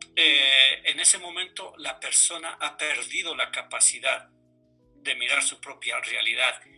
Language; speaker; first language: Spanish; native; Spanish